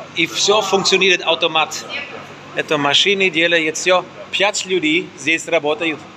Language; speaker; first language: Russian; non-native, learner; German